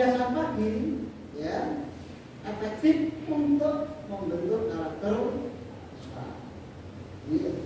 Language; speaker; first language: Indonesian; native; Indonesian